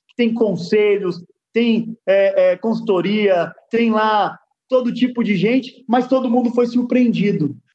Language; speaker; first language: Portuguese; native; Portuguese